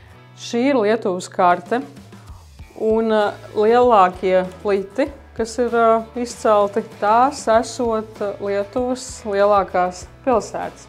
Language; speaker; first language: Latvian; native; Latvian